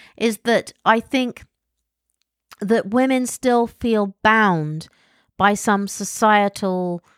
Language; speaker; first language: English; native; English